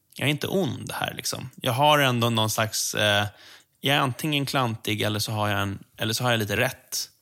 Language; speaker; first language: Swedish; native; Swedish